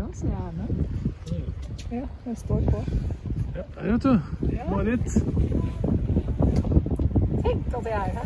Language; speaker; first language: Norwegian; native; Norwegian